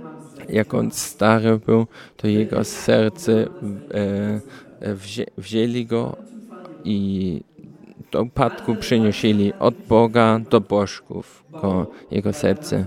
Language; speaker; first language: Polish; early bilingual, heritage; Polish